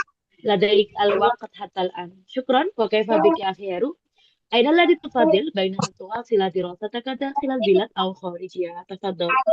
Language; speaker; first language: Arabic; non-native, fluent; Indonesian